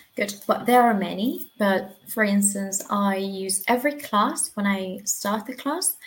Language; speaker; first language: English; non-native, fluent; Spanish